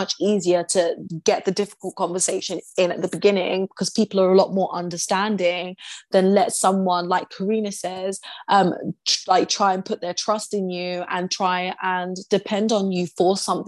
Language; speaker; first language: English; native; English